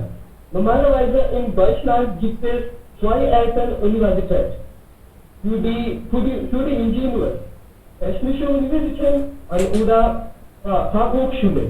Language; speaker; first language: German; non-native, learner; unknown